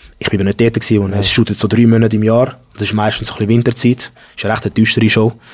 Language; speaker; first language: German; early bilingual, other home language; English